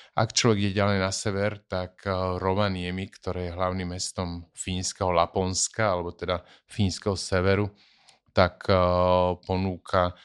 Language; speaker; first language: Slovak; native; Slovak